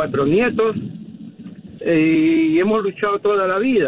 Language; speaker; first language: Spanish; native; Spanish